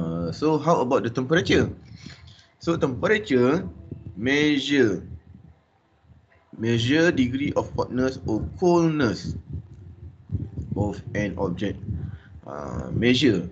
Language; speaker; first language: English; non-native, local second language; Malay